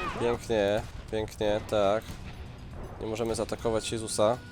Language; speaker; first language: Polish; native; Polish